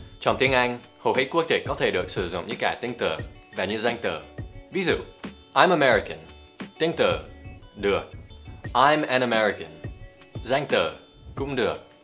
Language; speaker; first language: Vietnamese; non-native, fluent; English